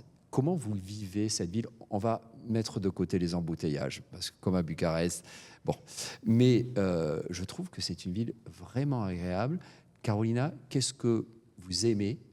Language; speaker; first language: French; native; French